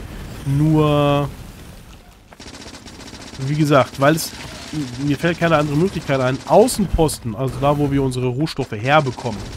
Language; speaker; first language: German; native; German